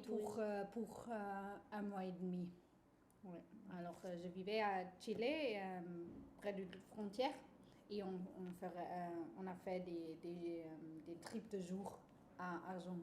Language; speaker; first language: French; non-native, fluent; German